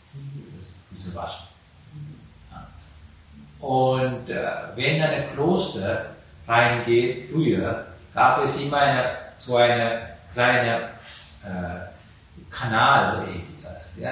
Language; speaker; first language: German; non-native, learner; Sinhala